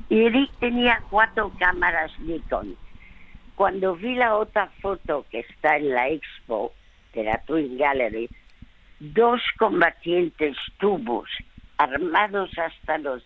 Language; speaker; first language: Spanish; early bilingual, other home language; French